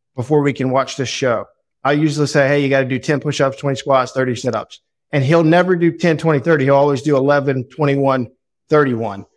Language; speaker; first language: English; native; English